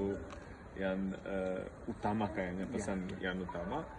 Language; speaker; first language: Indonesian; non-native, fluent; Bosnian